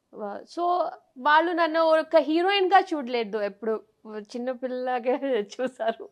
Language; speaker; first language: Telugu; non-native, fluent; Tamil